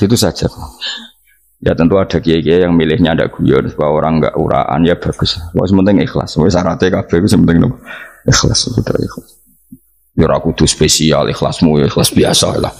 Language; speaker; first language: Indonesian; non-native, local second language; Javanese